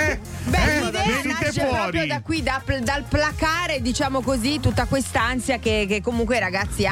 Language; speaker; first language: Italian; native; Italian